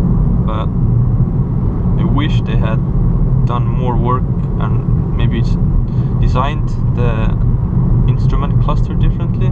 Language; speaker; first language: English; non-native, fluent; Estonian